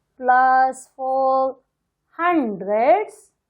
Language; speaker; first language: English; non-native, local second language; Hindi